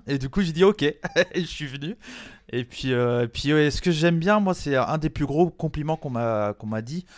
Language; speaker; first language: French; native; French